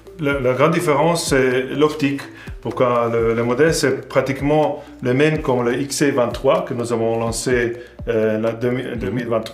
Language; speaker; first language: French; non-native, fluent; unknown